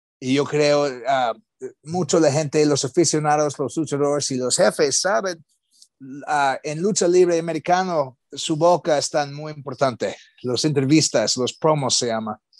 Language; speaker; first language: Spanish; non-native, learner; English